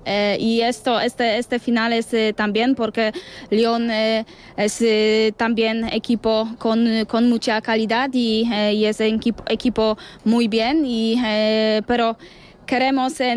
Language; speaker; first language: Spanish; non-native, learner; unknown